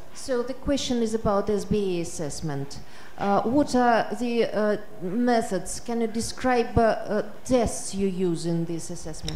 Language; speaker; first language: English; non-native, fluent; Russian